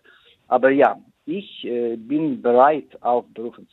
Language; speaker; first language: German; non-native, fluent; Ukrainian